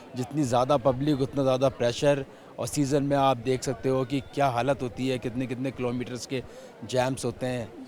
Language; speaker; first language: Hindi; native; Hindi